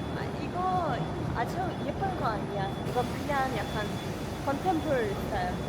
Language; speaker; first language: Korean; non-native, learner; Russian